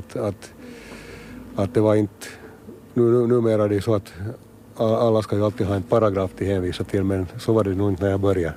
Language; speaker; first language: Swedish; native; Swedish